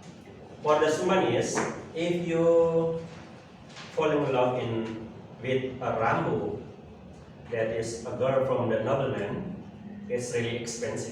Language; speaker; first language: English; non-native, learner; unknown